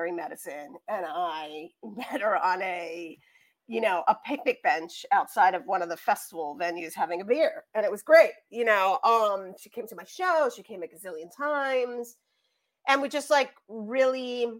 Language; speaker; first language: English; native; English